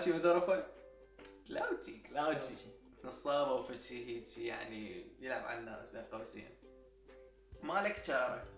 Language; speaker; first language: Arabic; native; Arabic